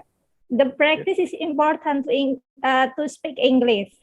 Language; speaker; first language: English; non-native, learner; Indonesian